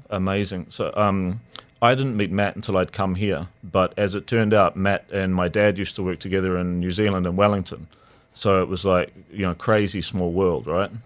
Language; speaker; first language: English; native; English